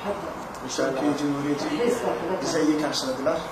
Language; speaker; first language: Turkish; non-native, fluent; Somali